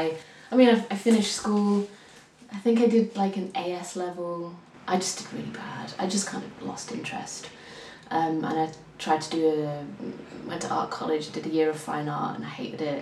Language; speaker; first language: English; native; English